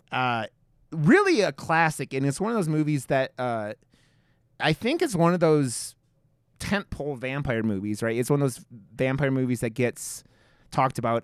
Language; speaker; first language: English; native; English